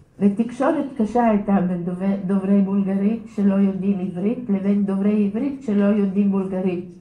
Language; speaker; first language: Hebrew; early bilingual, other home language; Bulgarian